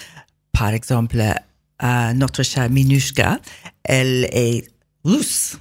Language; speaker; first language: French; non-native, learner; English